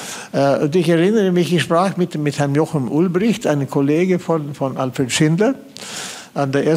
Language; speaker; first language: German; non-native, fluent; Swedish